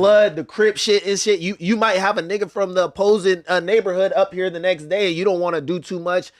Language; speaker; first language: English; native; English